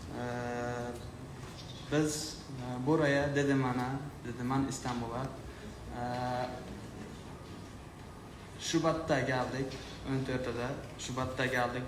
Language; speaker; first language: Turkish; non-native, learner; Uzbek